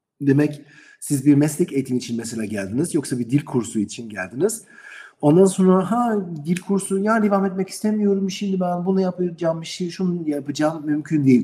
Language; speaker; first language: Turkish; non-native, learner; German